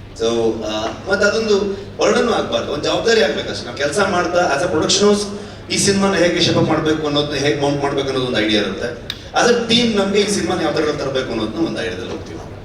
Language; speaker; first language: Kannada; native; Kannada